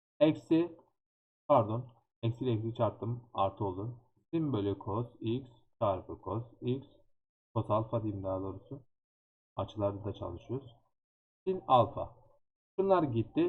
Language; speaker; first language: Turkish; native; Turkish